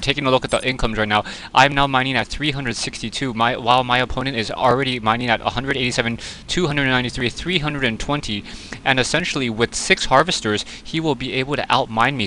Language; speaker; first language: English; native; English